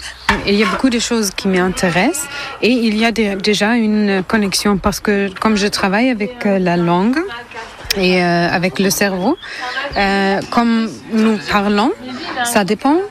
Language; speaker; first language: French; non-native, learner; German